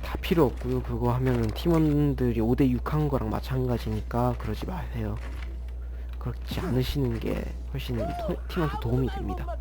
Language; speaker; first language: Korean; native; Korean